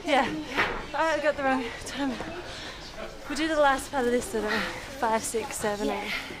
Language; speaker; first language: English; early bilingual, other home language; German